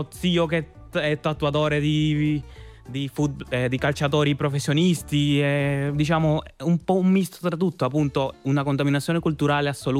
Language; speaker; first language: Italian; non-native, fluent; Spanish